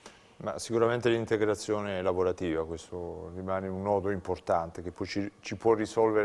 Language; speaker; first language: Italian; native; Italian